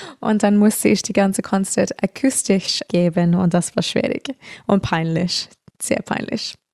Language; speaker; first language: German; non-native, fluent; English